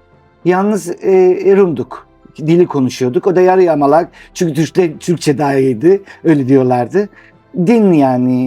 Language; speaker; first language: Turkish; non-native, local second language; Greek